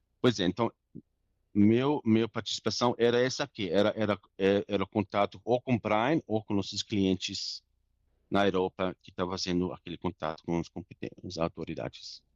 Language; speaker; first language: Portuguese; non-native, fluent; English